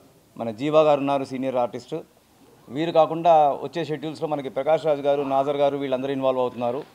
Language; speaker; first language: Telugu; native; Telugu